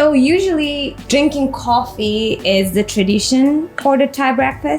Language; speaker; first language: English; non-native, fluent; Turkish